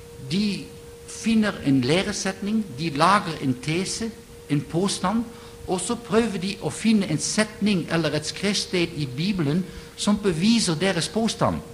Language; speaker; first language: Norwegian; non-native, fluent; Dutch